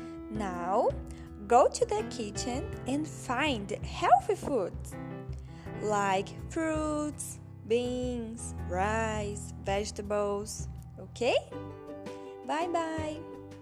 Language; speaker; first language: English; non-native, fluent; Portuguese